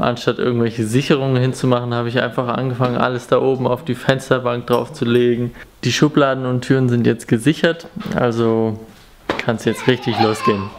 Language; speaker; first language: German; native; German